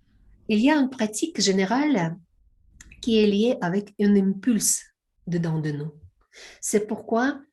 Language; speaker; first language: French; non-native, learner; Russian